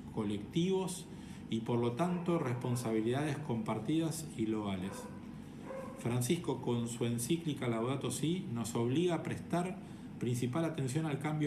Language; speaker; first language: Spanish; native; Spanish